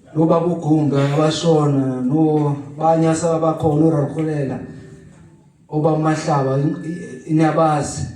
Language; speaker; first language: Zulu; native; Zulu